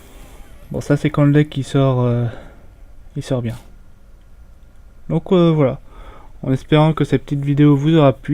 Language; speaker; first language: French; native; French